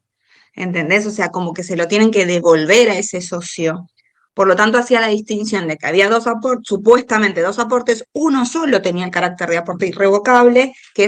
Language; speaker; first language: Spanish; native; Spanish